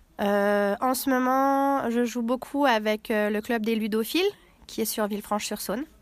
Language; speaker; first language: French; native; French